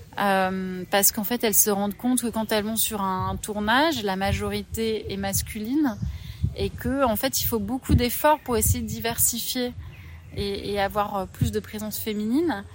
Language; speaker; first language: French; native; French